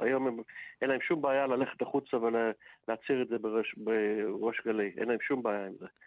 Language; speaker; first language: Hebrew; native; Hebrew